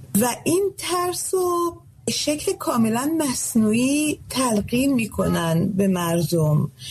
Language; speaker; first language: Persian; early bilingual, heritage; Persian